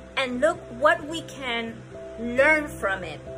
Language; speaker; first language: English; early bilingual, other home language; Spanish